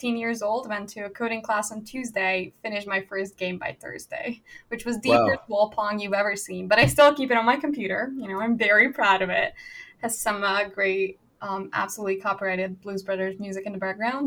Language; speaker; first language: English; non-native, fluent; Hungarian